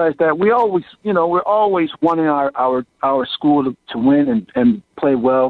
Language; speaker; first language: English; native; English